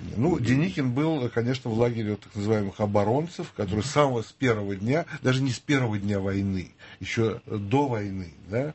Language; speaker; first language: Russian; native; Russian